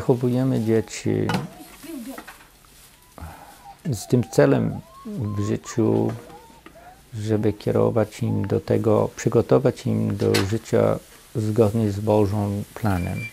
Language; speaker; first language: Polish; non-native, fluent; English